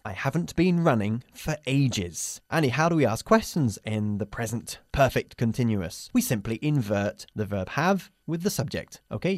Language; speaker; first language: English; native; English